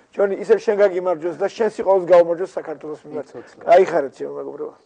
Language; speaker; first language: Georgian; native; Georgian